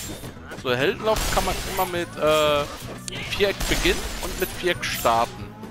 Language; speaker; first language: German; native; German